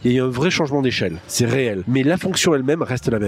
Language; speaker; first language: French; native; French